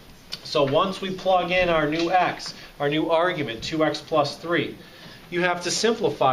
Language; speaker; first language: English; native; English